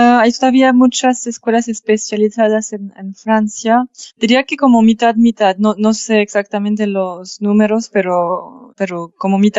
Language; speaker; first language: Spanish; non-native, fluent; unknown